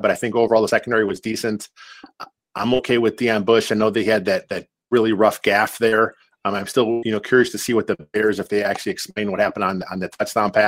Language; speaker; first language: English; native; English